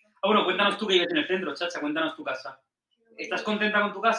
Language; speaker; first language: Spanish; native; Spanish